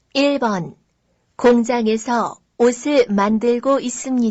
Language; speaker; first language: Korean; non-native, learner; Indonesian